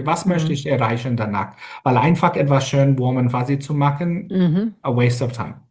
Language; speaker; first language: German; non-native, fluent; English